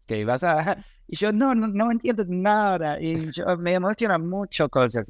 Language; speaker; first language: Spanish; non-native, fluent; English